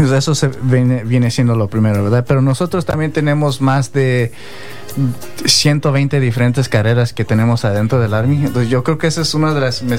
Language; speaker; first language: Spanish; early bilingual, heritage; Spanish